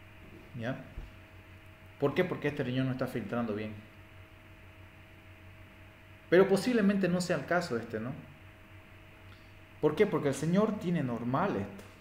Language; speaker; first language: Spanish; native; Spanish